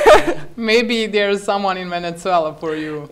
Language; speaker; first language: English; non-native, fluent; Bosnian